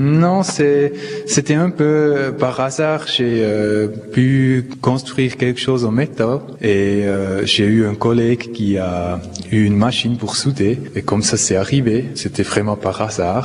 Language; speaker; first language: French; non-native, local second language; Swiss German